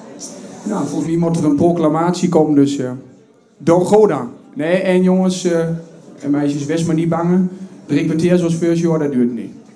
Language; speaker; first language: Dutch; native; Dutch